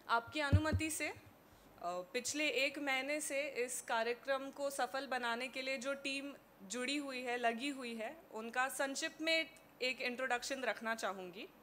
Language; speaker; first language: Hindi; non-native, local second language; Marathi